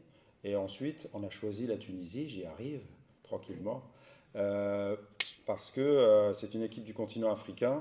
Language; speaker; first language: French; native; French